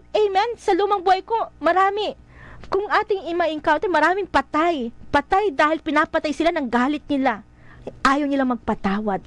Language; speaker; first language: Filipino; native; Filipino